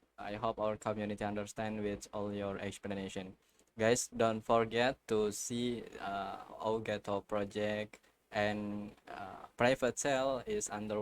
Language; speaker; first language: English; non-native, learner; Indonesian